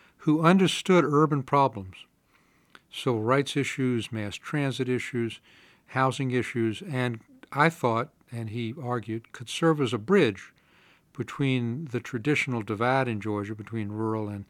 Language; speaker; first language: English; native; English